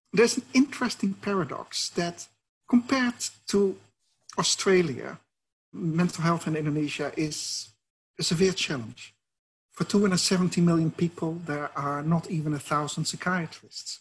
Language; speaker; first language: English; non-native, fluent; Dutch